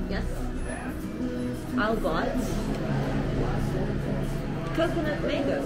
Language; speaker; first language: English; non-native, fluent; Korean